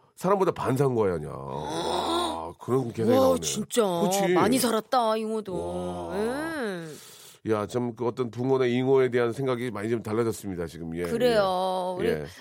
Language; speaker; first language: Korean; native; Korean